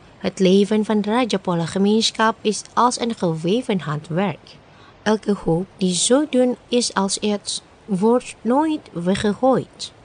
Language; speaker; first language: Dutch; non-native, fluent; Indonesian